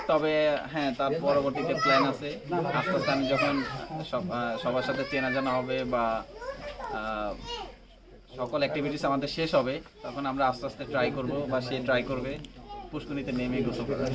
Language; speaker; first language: Bangla; native; Bangla